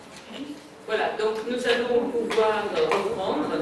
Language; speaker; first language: French; native; French